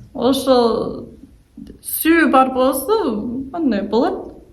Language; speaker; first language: Kyrgyz; non-native, learner; English